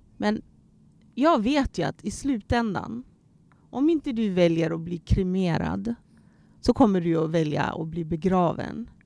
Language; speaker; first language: Swedish; early bilingual, other home language; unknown